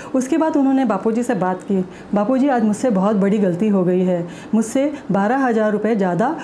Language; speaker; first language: Hindi; non-native, local second language; Marathi